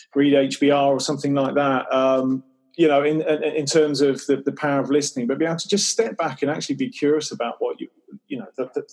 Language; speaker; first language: English; native; English